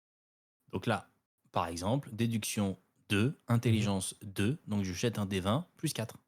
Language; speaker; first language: French; native; French